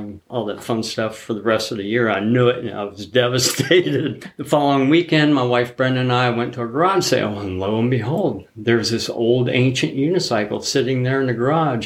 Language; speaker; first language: English; native; English